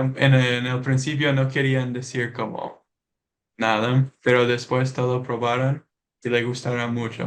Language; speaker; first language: Spanish; non-native, learner; English